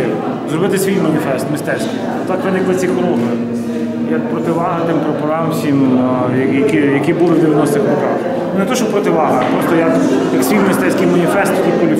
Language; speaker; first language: Ukrainian; native; Ukrainian